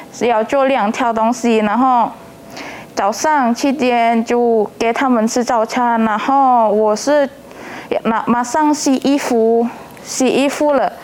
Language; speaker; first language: Chinese; non-native, learner; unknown